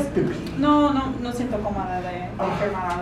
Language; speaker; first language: Spanish; non-native, learner; English